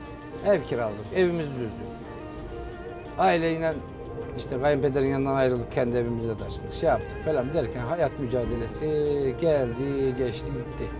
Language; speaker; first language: Turkish; native; Turkish